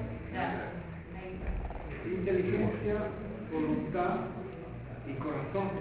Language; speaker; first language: Spanish; native; Spanish